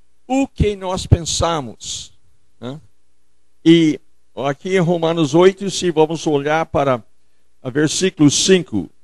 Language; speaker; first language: Portuguese; non-native, fluent; English